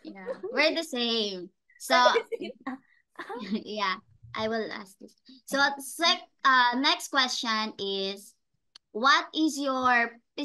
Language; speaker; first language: English; non-native, learner; Cebuano